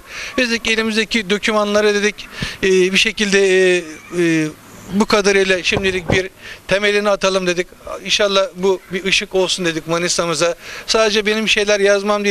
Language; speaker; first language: Turkish; native; Turkish